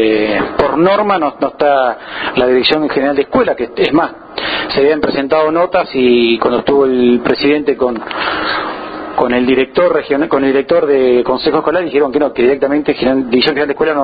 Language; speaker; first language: Spanish; native; Spanish